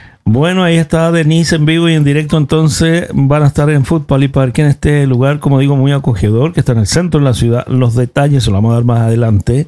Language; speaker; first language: Spanish; native; Spanish